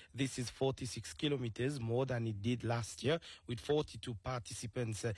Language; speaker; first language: English; non-native, local second language; Seselwa Creole French